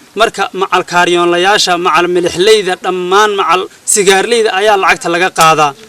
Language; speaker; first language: Somali; native; Somali